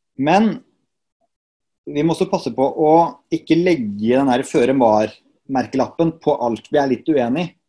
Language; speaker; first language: Norwegian; native; Norwegian